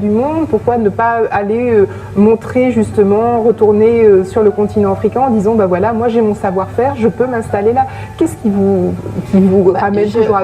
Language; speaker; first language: French; native; French